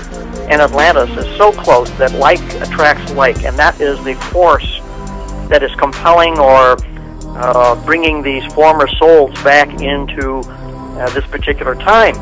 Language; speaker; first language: English; native; English